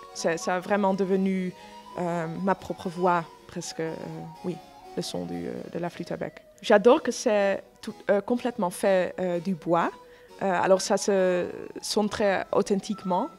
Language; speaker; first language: French; non-native, fluent; Dutch